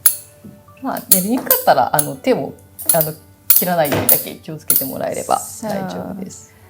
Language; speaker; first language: Japanese; native; Japanese